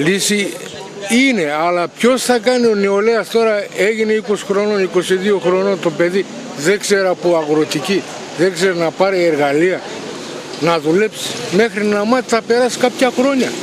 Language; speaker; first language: Greek; non-native, local second language; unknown